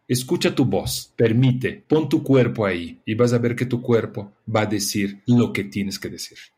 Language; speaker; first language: Spanish; non-native, fluent; Portuguese